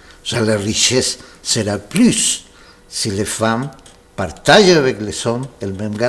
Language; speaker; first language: French; non-native, fluent; Spanish